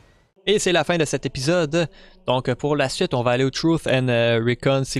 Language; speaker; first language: French; native; French